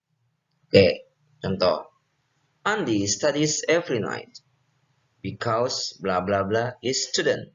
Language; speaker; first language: English; non-native, fluent; Indonesian